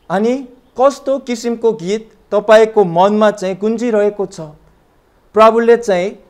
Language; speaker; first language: Nepali; non-native, fluent; Korean